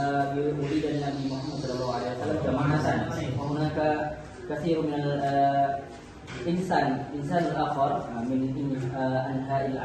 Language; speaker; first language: Arabic; non-native, learner; Indonesian